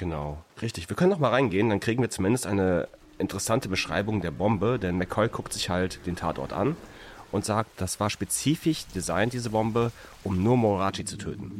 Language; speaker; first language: German; native; German